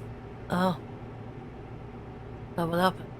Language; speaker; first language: English; native; English